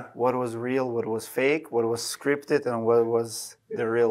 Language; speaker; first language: English; non-native, fluent; Russian